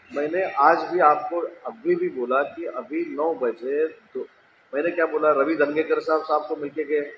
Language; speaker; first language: Hindi; non-native, local second language; Marathi